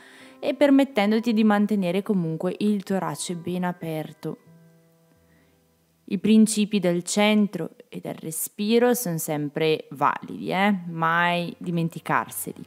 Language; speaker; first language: Italian; native; Italian